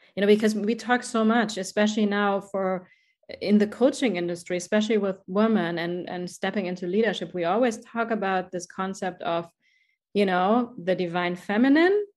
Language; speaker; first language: English; non-native, fluent; German